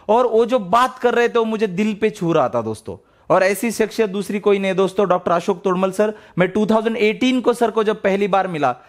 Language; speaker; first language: Hindi; non-native, local second language; Marathi